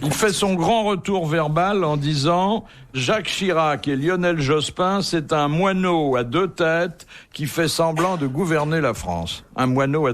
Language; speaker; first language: French; native; French